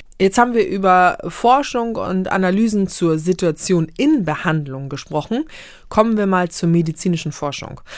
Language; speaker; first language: German; native; German